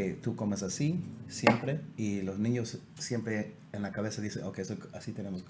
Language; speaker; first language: Spanish; native; Spanish